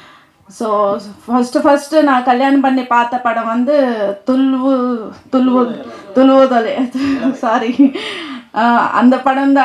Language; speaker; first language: Tamil; non-native, fluent; Telugu